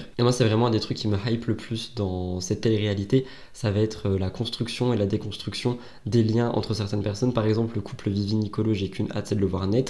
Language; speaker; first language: French; native; French